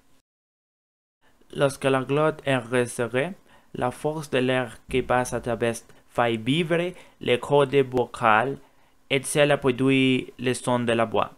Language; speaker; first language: French; non-native, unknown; Spanish